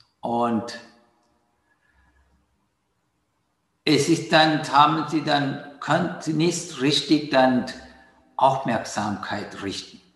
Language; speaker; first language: German; non-native, learner; Sinhala